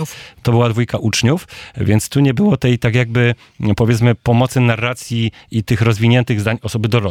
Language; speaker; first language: Polish; native; Polish